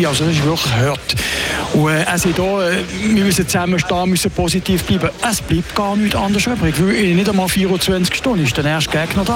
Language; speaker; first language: German; native; German